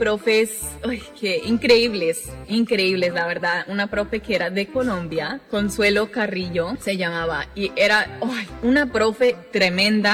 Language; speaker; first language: Spanish; non-native, fluent; English